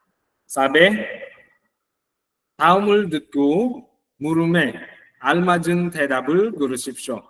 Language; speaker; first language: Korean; non-native, fluent; Filipino